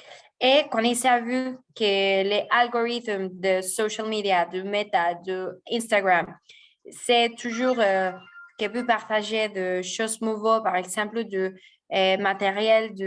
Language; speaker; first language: French; non-native, fluent; Spanish